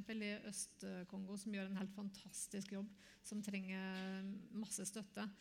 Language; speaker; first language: Norwegian; native; Norwegian